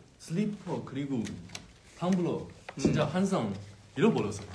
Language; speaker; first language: Korean; non-native, learner; Chinese